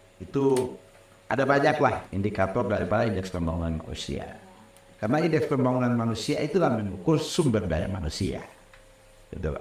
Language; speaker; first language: Indonesian; non-native, local second language; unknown